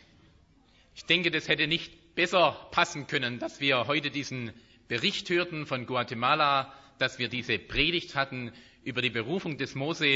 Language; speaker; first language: German; native; German